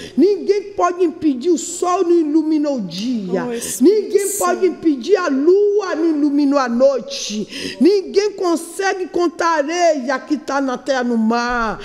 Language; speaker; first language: Portuguese; non-native, learner; Yoruba